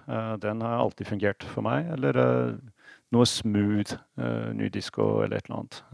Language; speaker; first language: Norwegian; non-native, fluent; English